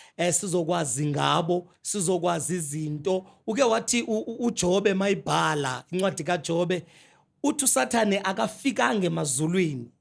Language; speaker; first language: Zulu; native; Zulu